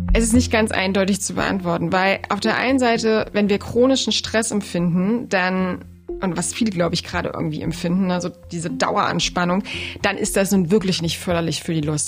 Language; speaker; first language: German; native; German